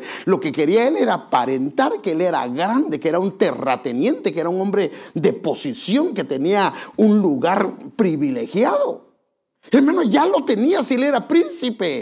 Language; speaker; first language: Spanish; native; Spanish